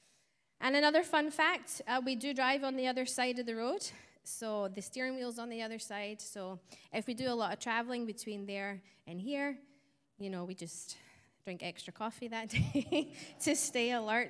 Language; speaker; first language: English; native; English